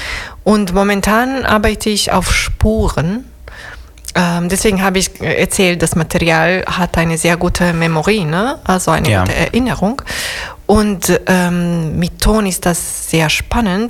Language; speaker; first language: German; non-native, fluent; Serbian